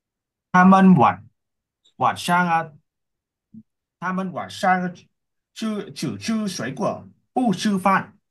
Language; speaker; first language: Chinese; non-native, learner; Vietnamese